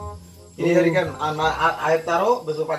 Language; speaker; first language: Indonesian; non-native, learner; Bangla